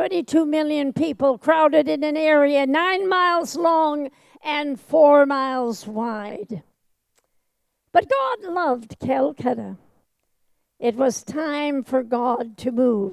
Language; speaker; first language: English; native; English